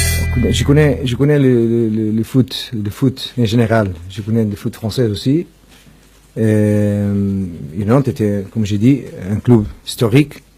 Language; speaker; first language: French; non-native, fluent; Portuguese